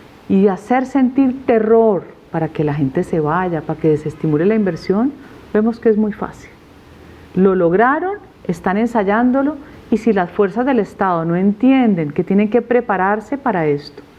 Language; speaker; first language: Spanish; native; Spanish